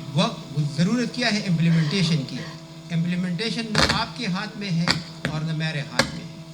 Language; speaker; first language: Urdu; non-native, local second language; Pashto